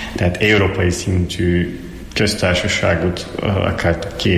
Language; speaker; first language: Hungarian; non-native, fluent; Turkish